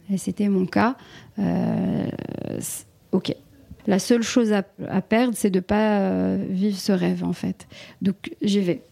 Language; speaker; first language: French; non-native, local second language; Arabic